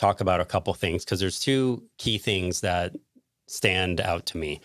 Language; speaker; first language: English; native; English